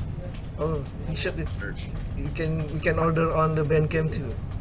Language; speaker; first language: English; non-native, learner; Indonesian